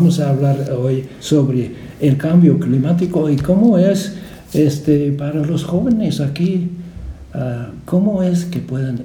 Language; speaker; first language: Spanish; non-native, fluent; English